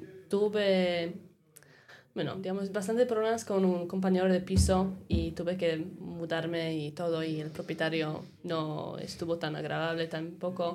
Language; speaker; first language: Spanish; non-native, fluent; English